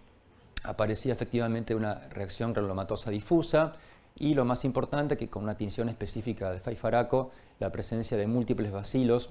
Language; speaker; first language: Spanish; native; Spanish